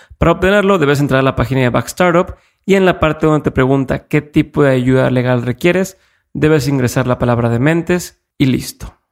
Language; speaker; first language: Spanish; native; Spanish